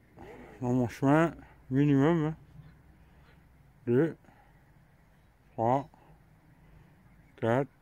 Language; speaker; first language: French; native; French